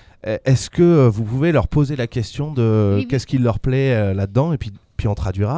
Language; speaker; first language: French; native; French